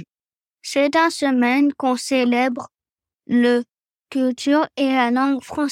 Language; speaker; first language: French; early bilingual, other home language; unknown